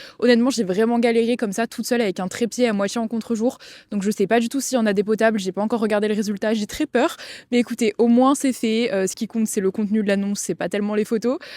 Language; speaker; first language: French; native; French